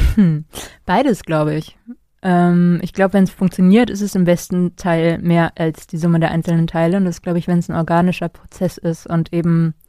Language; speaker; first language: German; native; German